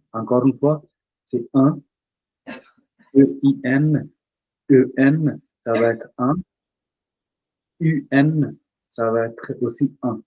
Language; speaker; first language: French; non-native, fluent; Punjabi